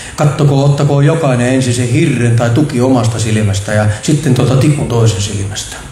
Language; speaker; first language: Finnish; native; Finnish